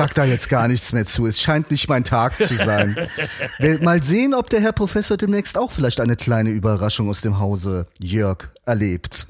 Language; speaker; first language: German; native; German